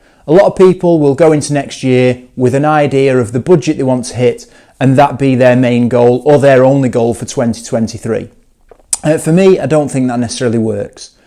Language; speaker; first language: English; native; English